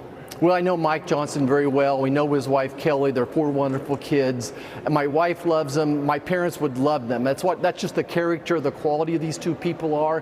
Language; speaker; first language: English; native; English